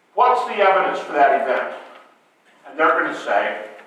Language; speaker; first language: English; native; English